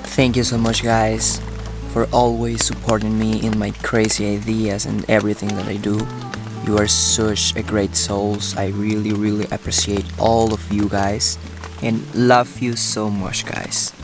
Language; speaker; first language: English; non-native, fluent; Spanish